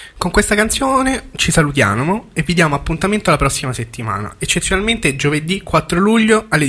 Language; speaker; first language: Italian; native; Italian